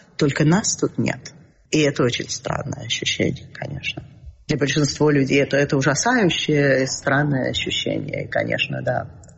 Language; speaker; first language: Russian; early bilingual, heritage; Russian